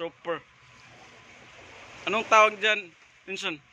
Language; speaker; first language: Filipino; non-native, local second language; Cebuano